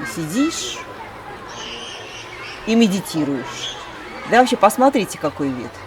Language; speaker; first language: Russian; native; Russian